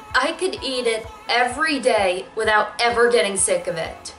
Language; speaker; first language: English; native; English